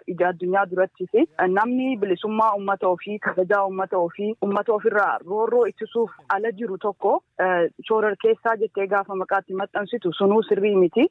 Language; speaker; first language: Oromo; early bilingual, heritage; Oromo